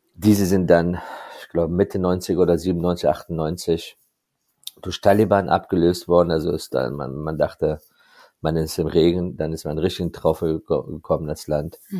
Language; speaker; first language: German; non-native, fluent; Persian